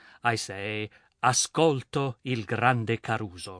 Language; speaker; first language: Italian; non-native, learner; English